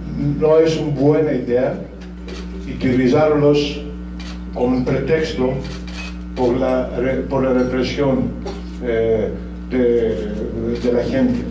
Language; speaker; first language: Spanish; non-native, fluent; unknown